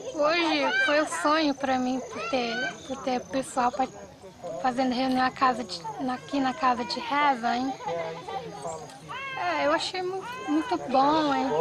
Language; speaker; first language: Portuguese; non-native, local second language; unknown